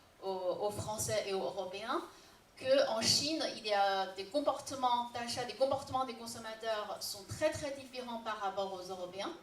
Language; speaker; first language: French; non-native, fluent; Chinese